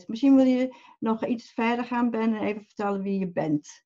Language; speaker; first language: Dutch; non-native, fluent; English